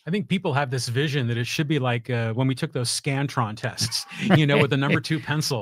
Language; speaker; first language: English; native; English